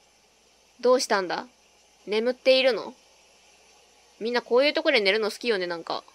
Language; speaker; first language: Japanese; native; Japanese